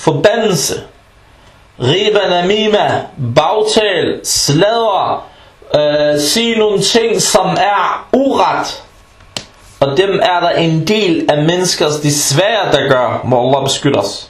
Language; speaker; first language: Danish; early bilingual, other home language; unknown